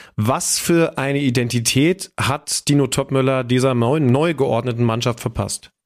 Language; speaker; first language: German; native; German